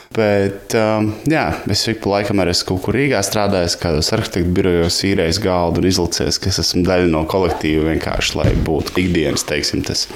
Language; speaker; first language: Latvian; native; Latvian